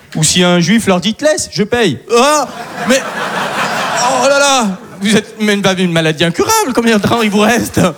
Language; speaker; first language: French; non-native, local second language; Arabic